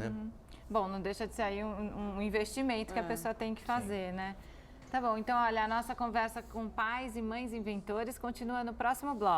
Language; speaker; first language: Portuguese; native; Portuguese